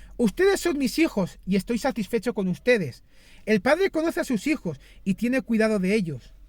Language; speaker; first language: Spanish; non-native, fluent; Greek